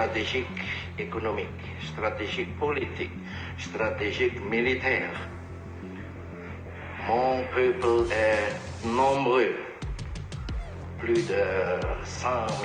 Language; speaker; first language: French; non-native, fluent; Javanese